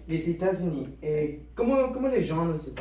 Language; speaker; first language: French; non-native, learner; Spanish